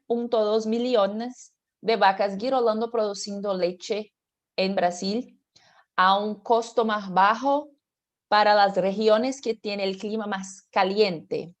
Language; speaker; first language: Spanish; non-native, fluent; Portuguese